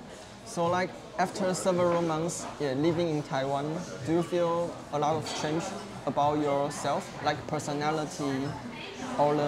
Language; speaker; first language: English; non-native, learner; Chinese